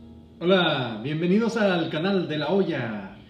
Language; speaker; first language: Spanish; early bilingual, other home language; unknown